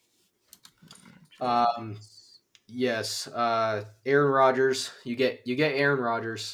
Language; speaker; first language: English; native; English